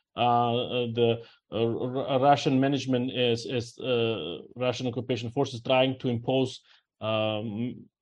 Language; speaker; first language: English; non-native, fluent; Ukrainian